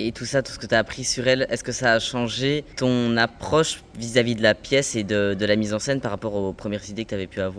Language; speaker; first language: French; native; French